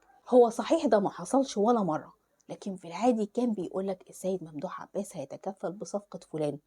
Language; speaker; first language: Arabic; native; Arabic